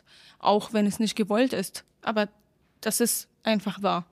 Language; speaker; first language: German; non-native, fluent; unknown